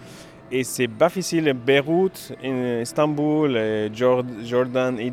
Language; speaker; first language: French; non-native, learner; Arabic